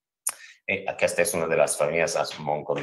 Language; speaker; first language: Catalan; non-native, fluent; English